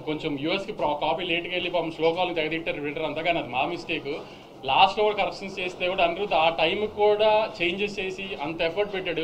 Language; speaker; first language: Telugu; native; Telugu